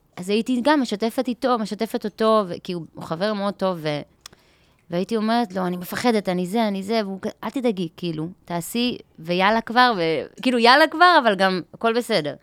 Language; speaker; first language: Hebrew; native; Hebrew